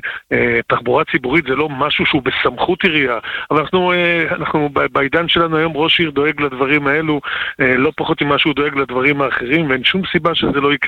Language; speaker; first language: Hebrew; native; Hebrew